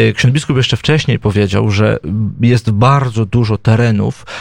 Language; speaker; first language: Polish; native; Polish